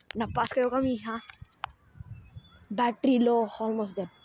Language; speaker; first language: Filipino; non-native, learner; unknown